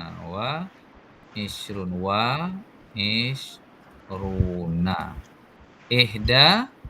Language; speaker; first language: Arabic; non-native, fluent; Indonesian